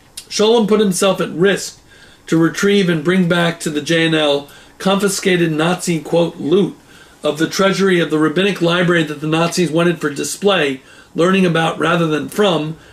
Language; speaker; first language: English; native; English